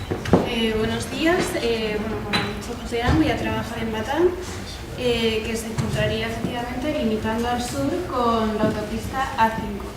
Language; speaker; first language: Spanish; native; Spanish